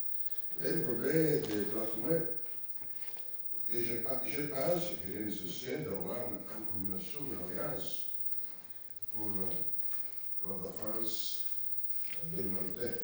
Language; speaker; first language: French; non-native, learner; Italian